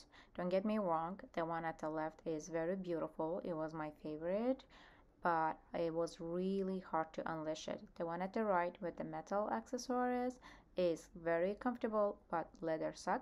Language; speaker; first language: English; non-native, fluent; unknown